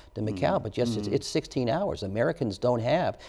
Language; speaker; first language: English; native; English